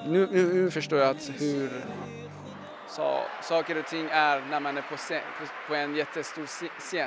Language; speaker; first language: Swedish; non-native, fluent; Persian